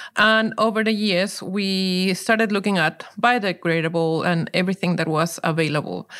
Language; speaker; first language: English; non-native, fluent; Spanish